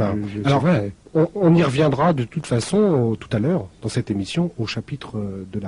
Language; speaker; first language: French; native; French